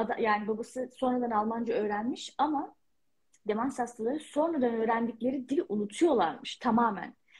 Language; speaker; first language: Turkish; native; Turkish